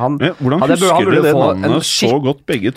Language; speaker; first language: Norwegian; native; Norwegian